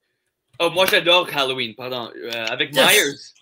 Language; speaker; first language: French; non-native, local second language; English